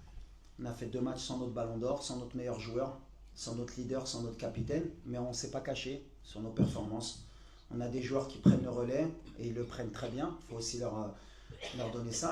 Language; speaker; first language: French; native; French